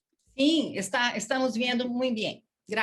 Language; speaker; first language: Spanish; non-native, learner; Portuguese